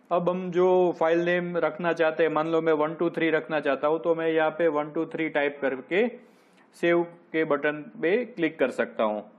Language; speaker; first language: Hindi; non-native, local second language; Gujarati